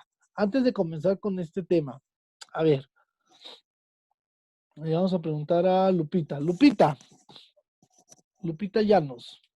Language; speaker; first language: Spanish; native; Spanish